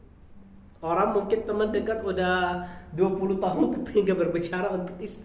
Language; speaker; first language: Indonesian; non-native, learner; Arabic